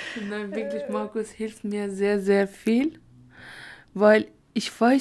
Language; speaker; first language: German; non-native, learner; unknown